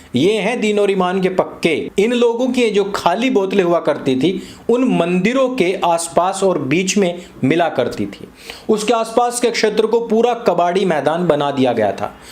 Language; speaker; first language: Hindi; native; Hindi